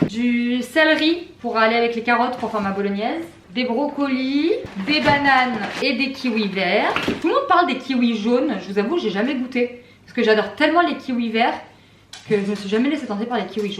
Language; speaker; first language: French; native; French